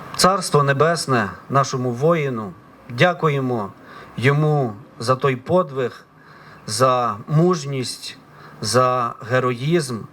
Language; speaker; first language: Ukrainian; native; Ukrainian